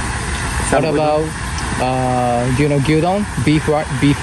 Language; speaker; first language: English; non-native, learner; Japanese